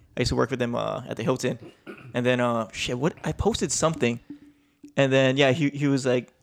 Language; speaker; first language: English; native; English